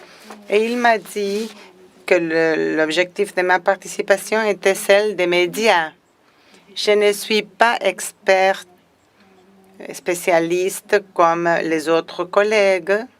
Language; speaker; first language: French; non-native, fluent; Spanish